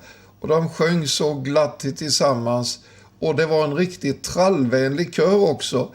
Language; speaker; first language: Swedish; native; Swedish